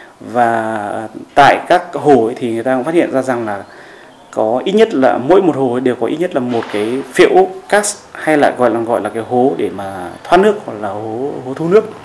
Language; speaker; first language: Vietnamese; native; Vietnamese